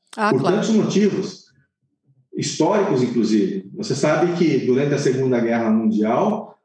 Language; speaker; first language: Portuguese; non-native, fluent; Italian